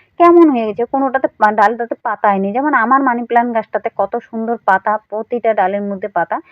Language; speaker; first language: Bangla; non-native, local second language; Rangpuri